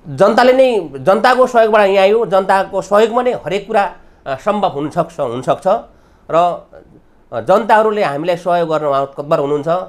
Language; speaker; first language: Nepali; native; Nepali